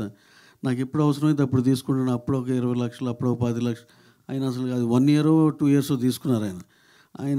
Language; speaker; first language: Telugu; native; Telugu